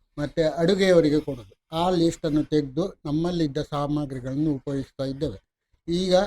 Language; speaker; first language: Kannada; non-native, local second language; Konkani